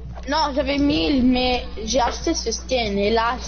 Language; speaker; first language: French; non-native, local second language; English